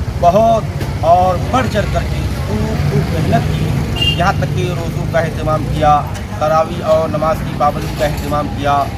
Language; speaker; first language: Urdu; native; Urdu